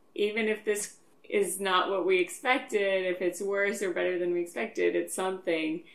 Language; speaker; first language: English; native; English